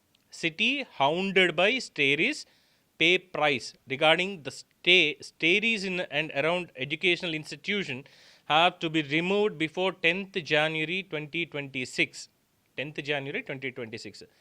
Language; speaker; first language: English; non-native, local second language; Telugu